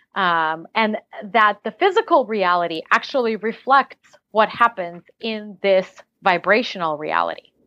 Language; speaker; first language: English; early bilingual, other home language; Russian